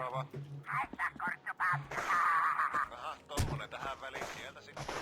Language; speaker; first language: Finnish; native; Finnish